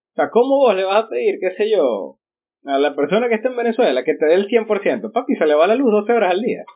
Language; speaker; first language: Spanish; native; Spanish